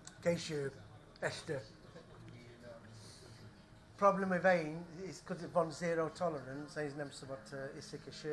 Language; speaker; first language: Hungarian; non-native, learner; English